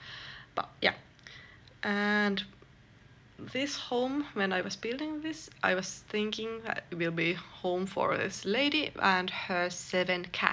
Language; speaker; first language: English; non-native, fluent; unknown